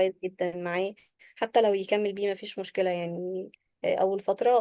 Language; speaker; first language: Arabic; native; Arabic